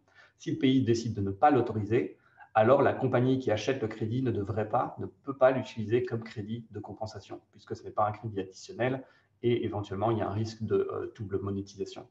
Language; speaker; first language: French; native; French